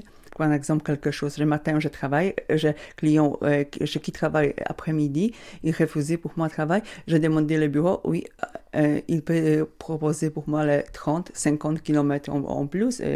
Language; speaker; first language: French; non-native, learner; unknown